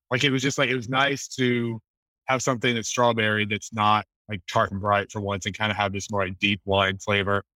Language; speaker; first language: English; native; English